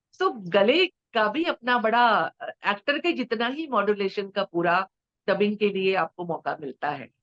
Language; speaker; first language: Hindi; native; Hindi